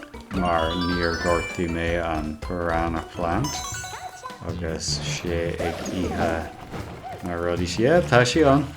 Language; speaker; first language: Irish; non-native, local second language; English